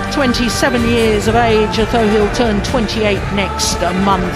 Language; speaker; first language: English; native; English